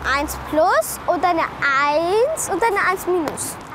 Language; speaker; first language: German; early bilingual, other home language; Arabic